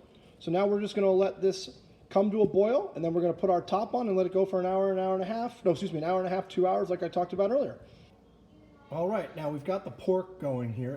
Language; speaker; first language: English; native; English